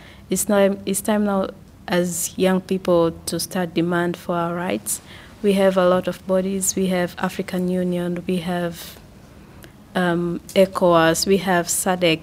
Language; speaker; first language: English; non-native, local second language; Swahili